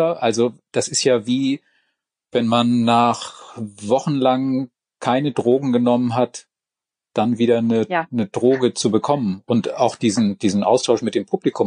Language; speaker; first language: German; native; German